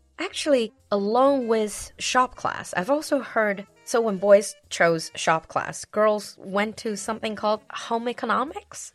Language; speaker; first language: English; non-native, fluent; Chinese